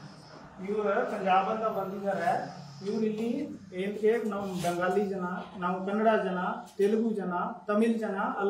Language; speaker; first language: Kannada; non-native, learner; Punjabi